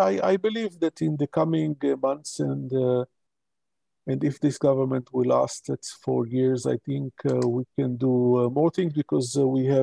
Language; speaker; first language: English; non-native, local second language; Hebrew